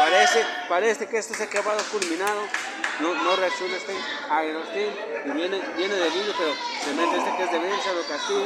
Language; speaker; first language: Spanish; native; Spanish